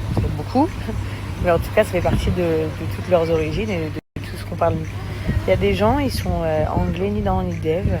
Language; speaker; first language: French; early bilingual, other home language; English